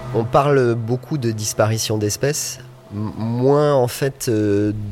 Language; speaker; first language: French; native; French